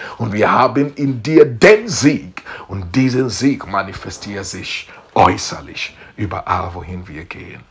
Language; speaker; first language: German; non-native, learner; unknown